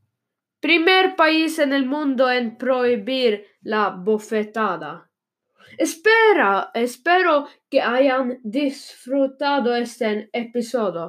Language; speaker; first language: Spanish; non-native, learner; Swedish